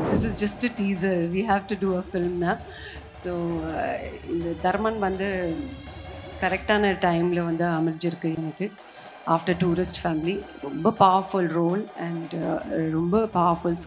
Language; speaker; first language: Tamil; non-native, fluent; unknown